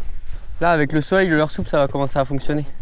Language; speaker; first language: French; native; French